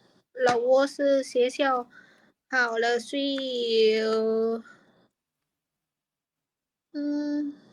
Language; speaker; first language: Chinese; non-native, learner; Lao